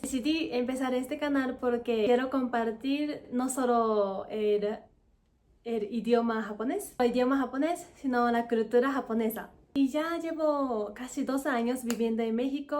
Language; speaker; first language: Spanish; non-native, fluent; Japanese